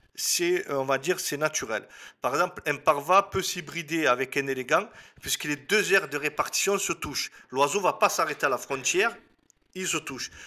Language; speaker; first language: French; native; French